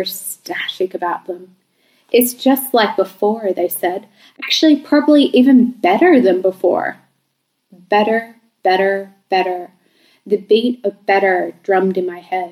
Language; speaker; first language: English; native; English